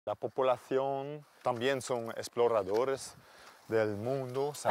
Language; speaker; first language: Spanish; non-native, learner; German